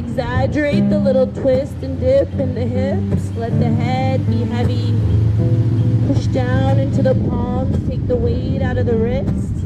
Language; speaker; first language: English; native; English